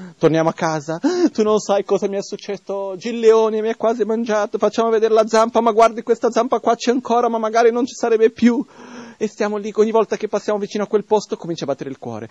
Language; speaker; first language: Italian; non-native, fluent; Portuguese